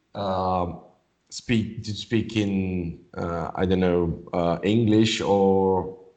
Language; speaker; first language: English; non-native, fluent; Italian